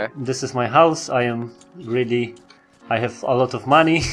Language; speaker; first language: English; non-native, learner; Polish